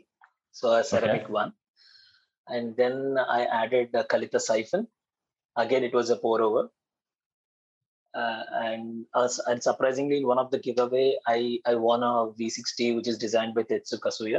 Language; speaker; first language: English; non-native, local second language; Telugu